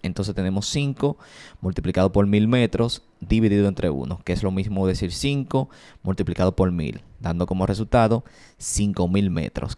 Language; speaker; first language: Spanish; native; Spanish